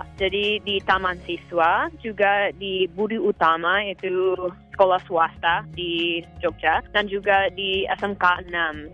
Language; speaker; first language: Indonesian; non-native, fluent; English